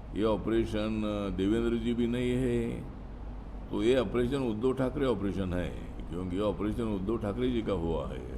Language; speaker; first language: Hindi; non-native, local second language; Marathi